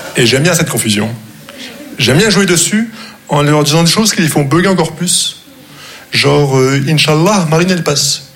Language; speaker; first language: French; non-native, local second language; Arabic